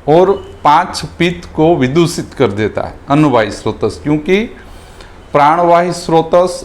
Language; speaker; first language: Hindi; non-native, local second language; Gujarati